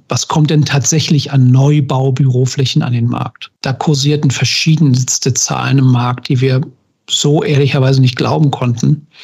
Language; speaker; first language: German; native; German